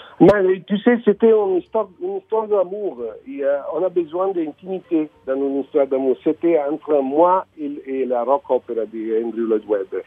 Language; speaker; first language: French; non-native, learner; Italian